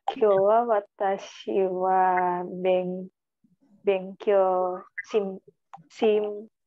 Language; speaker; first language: Japanese; non-native, learner; Indonesian